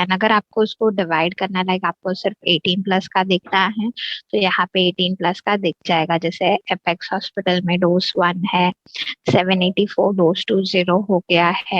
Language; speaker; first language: Hindi; native; Hindi